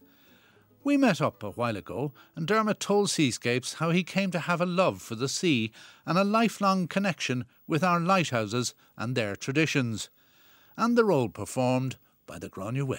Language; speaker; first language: English; native; English